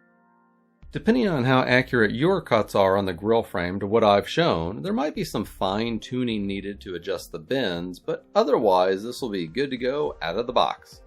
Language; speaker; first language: English; native; English